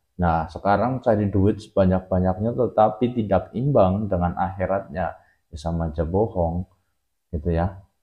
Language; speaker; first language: Indonesian; native; Indonesian